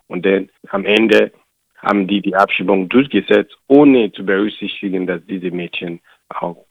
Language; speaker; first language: German; non-native, learner; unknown